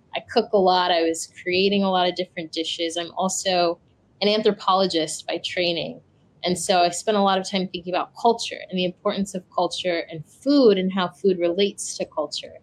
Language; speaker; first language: English; native; English